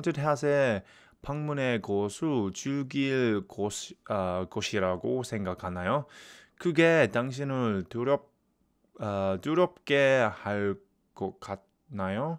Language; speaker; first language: Korean; non-native, learner; English